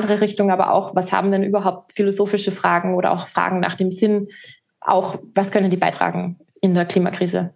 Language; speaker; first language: German; native; German